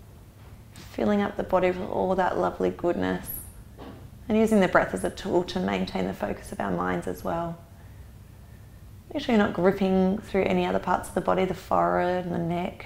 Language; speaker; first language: English; native; English